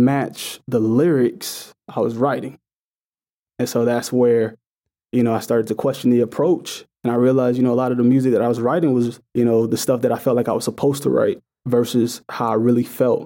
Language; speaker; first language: English; native; English